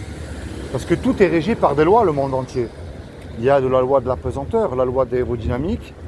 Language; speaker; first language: French; native; French